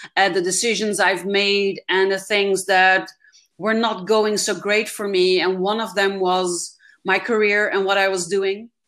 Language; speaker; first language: English; non-native, fluent; Dutch